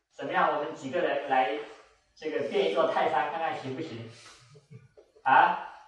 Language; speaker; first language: Chinese; native; Chinese